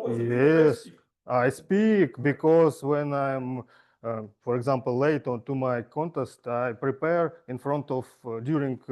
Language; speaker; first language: English; non-native, fluent; Russian